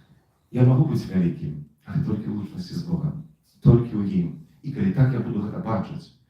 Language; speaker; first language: Polish; non-native, learner; Russian